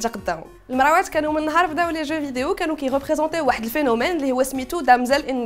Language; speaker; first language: French; non-native, local second language; Arabic